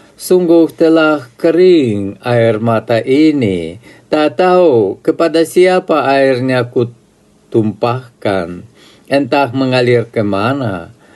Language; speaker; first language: Indonesian; non-native, fluent; Russian